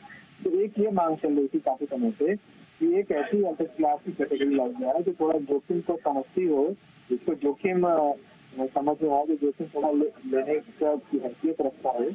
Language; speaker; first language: Hindi; native; Hindi